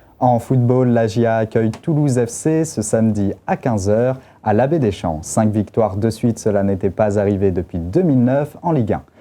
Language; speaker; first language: French; native; French